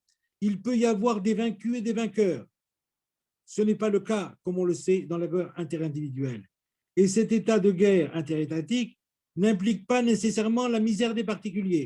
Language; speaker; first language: French; native; French